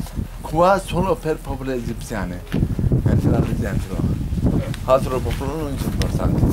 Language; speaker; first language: Italian; non-native, learner; Turkish